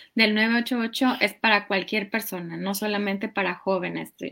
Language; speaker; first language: Spanish; native; Spanish